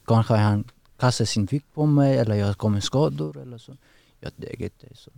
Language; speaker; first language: Swedish; non-native, learner; Persian